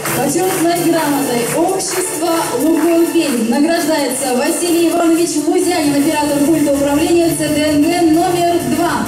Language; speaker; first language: Russian; native; Russian